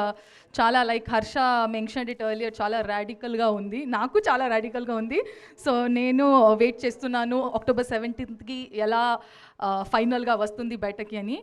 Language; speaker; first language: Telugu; non-native, fluent; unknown